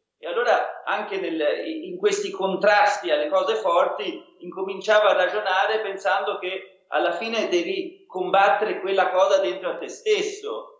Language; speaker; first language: Italian; early bilingual, heritage; Italian